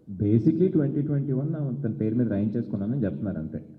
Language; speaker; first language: Telugu; non-native, fluent; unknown